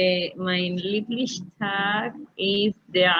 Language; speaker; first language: German; non-native, learner; Spanish